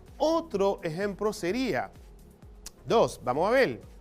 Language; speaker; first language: Spanish; non-native, fluent; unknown